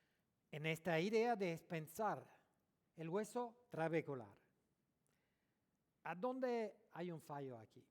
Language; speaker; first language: Spanish; non-native, learner; French